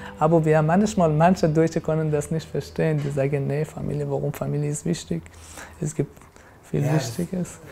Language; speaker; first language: German; non-native, learner; Persian